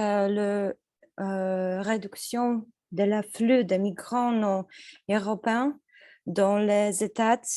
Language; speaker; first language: French; non-native, learner; Polish